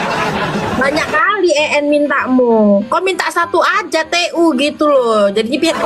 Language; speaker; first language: Indonesian; native; Indonesian